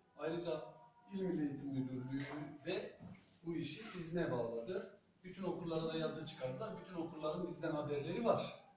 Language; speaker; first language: Turkish; non-native, local second language; Zaza